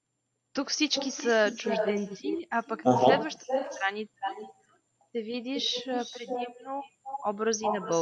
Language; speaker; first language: Bulgarian; native; Bulgarian